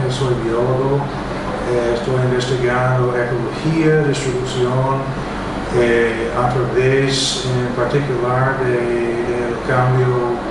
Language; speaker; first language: Spanish; non-native, fluent; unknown